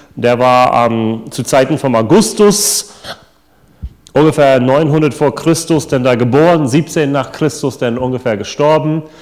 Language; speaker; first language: German; non-native, fluent; English